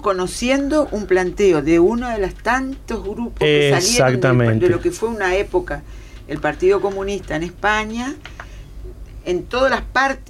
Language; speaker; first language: Spanish; native; Spanish